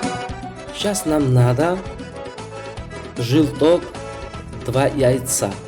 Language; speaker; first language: Russian; non-native, fluent; Georgian